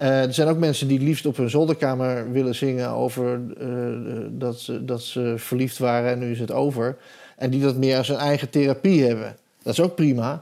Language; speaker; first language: Dutch; native; Dutch